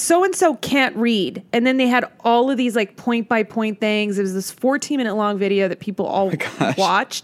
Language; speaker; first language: English; native; English